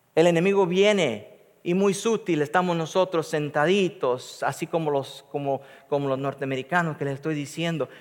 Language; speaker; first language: Spanish; native; Spanish